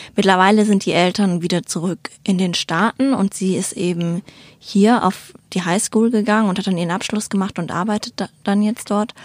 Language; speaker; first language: German; native; German